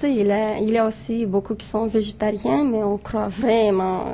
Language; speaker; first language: French; non-native, fluent; Romanian